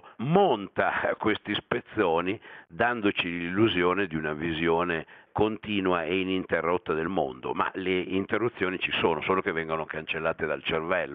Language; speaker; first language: Italian; native; Italian